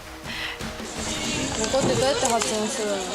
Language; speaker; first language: Japanese; native; Japanese